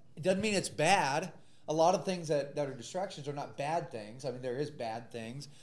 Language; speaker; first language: English; native; English